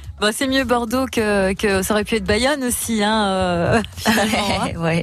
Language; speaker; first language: French; native; French